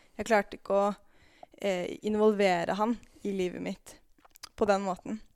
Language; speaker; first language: Norwegian; native; Norwegian